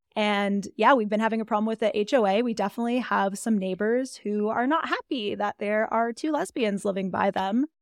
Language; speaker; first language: English; native; English